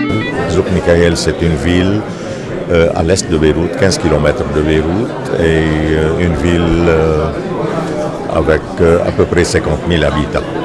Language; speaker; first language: French; non-native, local second language; Arabic